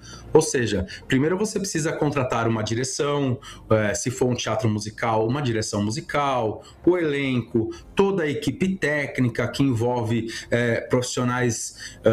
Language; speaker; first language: Portuguese; native; Portuguese